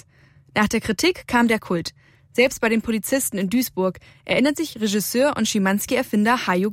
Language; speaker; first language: German; native; German